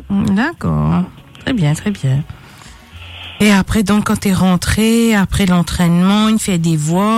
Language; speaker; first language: French; non-native, local second language; Morisyen